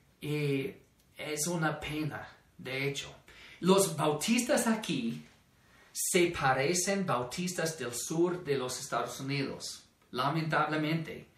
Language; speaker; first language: Spanish; non-native, fluent; English